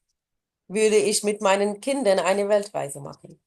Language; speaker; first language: German; non-native, fluent; Urdu